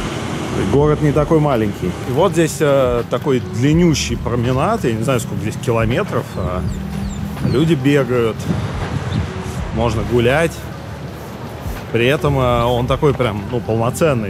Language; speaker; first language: Russian; native; Russian